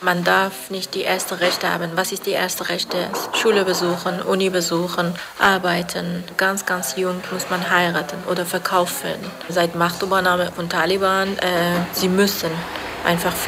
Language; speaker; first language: German; non-native, fluent; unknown